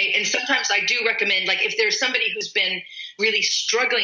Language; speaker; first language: English; native; English